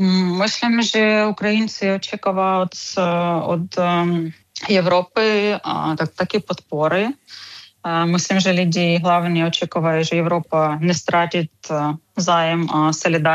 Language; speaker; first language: Czech; non-native, fluent; Ukrainian